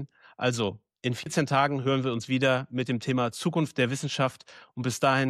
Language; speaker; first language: German; native; German